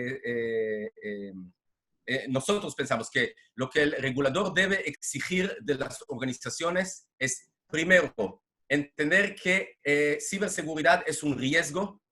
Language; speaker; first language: Spanish; non-native, fluent; Hebrew